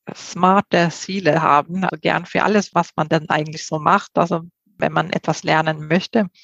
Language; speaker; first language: German; non-native, fluent; Swedish